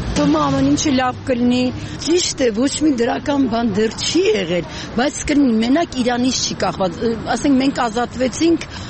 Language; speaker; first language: Armenian; native; Armenian